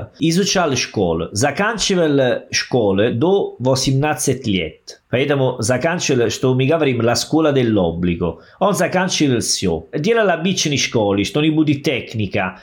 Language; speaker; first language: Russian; non-native, fluent; Italian